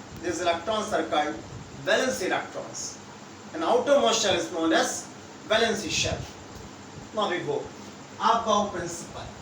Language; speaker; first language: English; non-native, local second language; Hindi